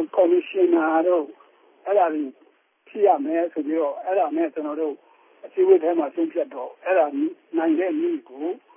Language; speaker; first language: Burmese; non-native, local second language; Tedim Chin